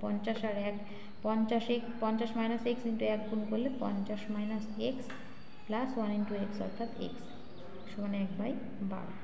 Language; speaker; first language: Bangla; native; Bangla